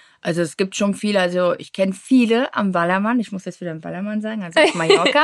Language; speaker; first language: German; native; German